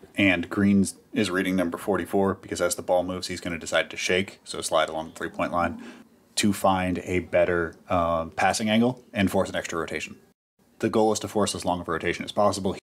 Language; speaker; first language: English; native; English